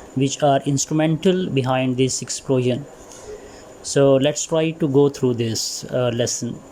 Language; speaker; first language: English; non-native, local second language; Urdu